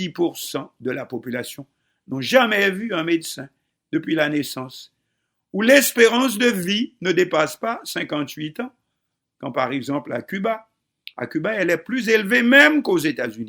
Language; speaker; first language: French; non-native, local second language; Haitian Creole